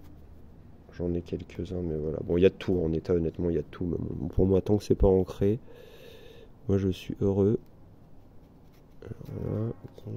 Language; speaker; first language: French; native; French